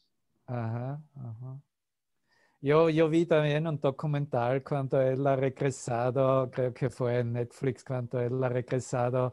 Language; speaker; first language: Spanish; non-native, fluent; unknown